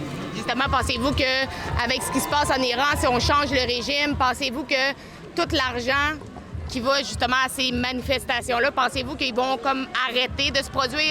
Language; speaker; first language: French; native; French